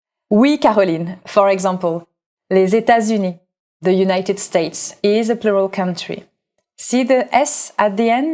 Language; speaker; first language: French; native; French